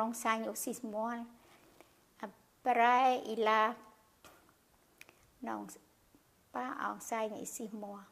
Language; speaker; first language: French; non-native, learner; Khmer